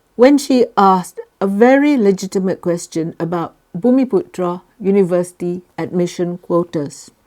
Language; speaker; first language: English; non-native, local second language; Malay